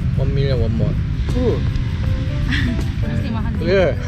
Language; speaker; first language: English; non-native, learner; Korean